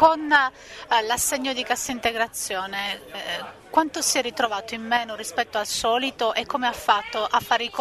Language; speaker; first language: Italian; native; Italian